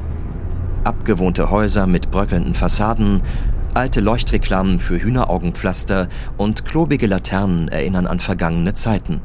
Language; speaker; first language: German; native; German